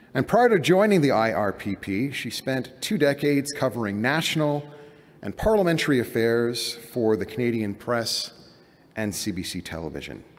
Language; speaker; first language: English; native; English